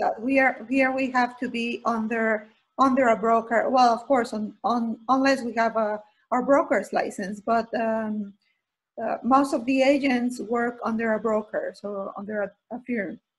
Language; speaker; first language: English; native; English